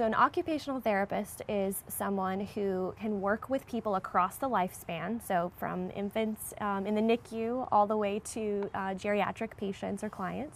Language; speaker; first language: English; native; English